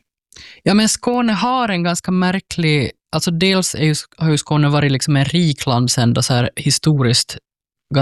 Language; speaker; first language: Swedish; native; Swedish